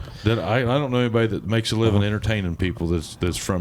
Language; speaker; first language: English; native; English